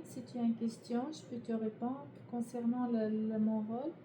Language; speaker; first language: French; non-native, learner; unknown